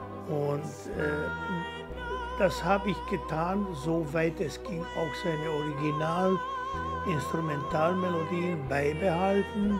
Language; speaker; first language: German; non-native, fluent; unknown